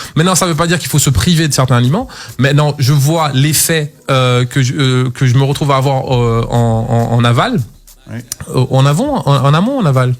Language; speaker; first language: French; non-native, local second language; Haitian Creole